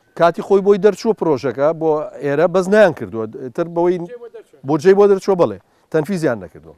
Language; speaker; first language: Central Kurdish; native; Central Kurdish